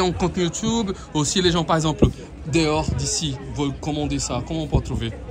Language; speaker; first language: French; non-native, fluent; Portuguese